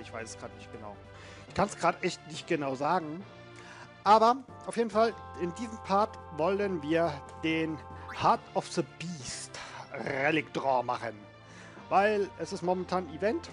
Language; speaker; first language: German; native; German